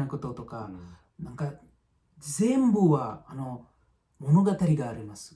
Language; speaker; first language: Japanese; non-native, learner; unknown